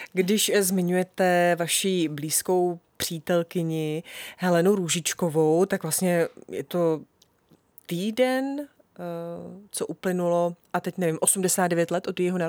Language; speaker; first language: Czech; native; Czech